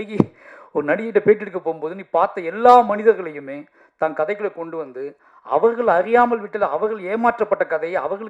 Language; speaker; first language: Tamil; native; Tamil